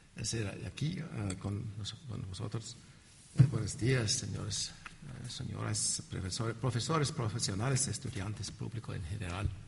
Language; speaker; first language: Spanish; non-native, learner; English